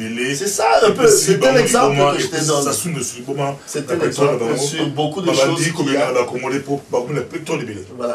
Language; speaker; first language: French; non-native, local second language; Lingala